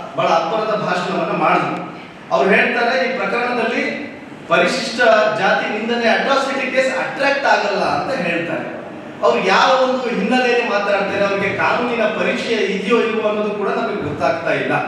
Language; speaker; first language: Kannada; non-native, local second language; Lambadi